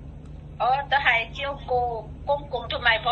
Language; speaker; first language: Cantonese; non-native, fluent; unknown